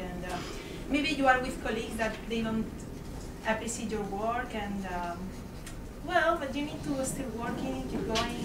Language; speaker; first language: English; non-native, fluent; Spanish